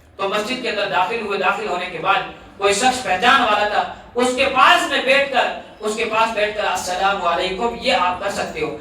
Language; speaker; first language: Urdu; native; Urdu